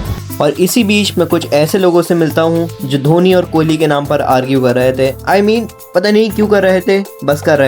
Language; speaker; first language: Hindi; native; Hindi